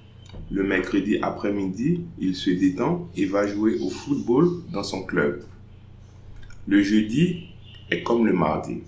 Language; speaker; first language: French; non-native, fluent; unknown